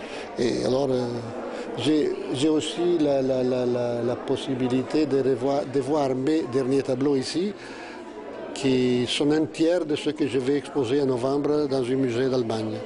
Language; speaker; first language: French; non-native, fluent; Italian